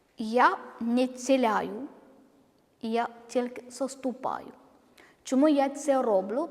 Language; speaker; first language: Ukrainian; non-native, learner; Malayalam